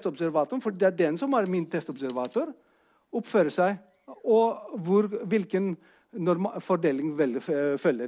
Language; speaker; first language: Norwegian; non-native, fluent; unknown